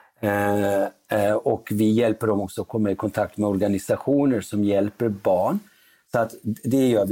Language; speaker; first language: Swedish; early bilingual, other home language; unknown